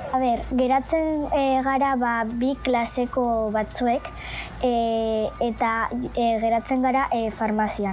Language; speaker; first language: Basque; non-native, local second language; Spanish